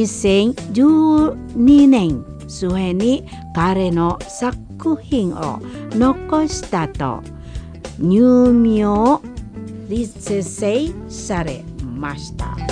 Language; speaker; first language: Japanese; non-native, fluent; Indonesian